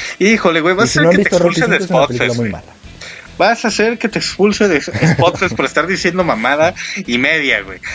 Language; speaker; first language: Spanish; native; Spanish